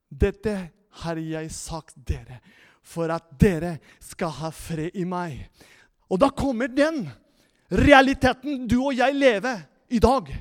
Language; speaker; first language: Norwegian; non-native, fluent; Spanish